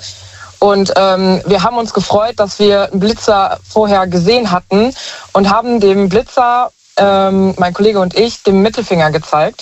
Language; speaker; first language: German; native; German